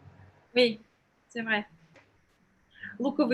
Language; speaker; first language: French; non-native, fluent; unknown